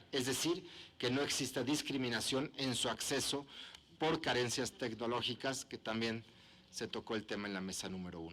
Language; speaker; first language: Spanish; native; Spanish